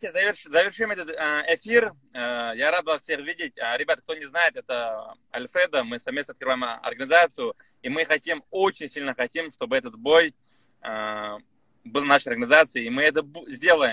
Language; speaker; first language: Russian; native; Russian